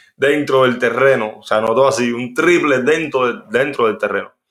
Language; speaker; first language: Spanish; native; Spanish